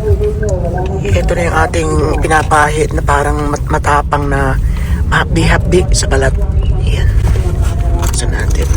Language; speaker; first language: Filipino; native; Filipino